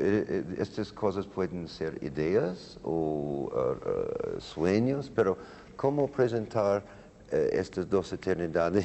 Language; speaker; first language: Spanish; non-native, learner; English